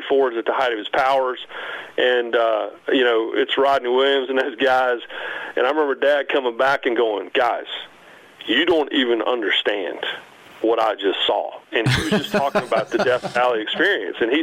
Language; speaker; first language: English; native; English